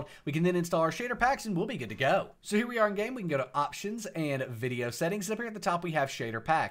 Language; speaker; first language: English; native; English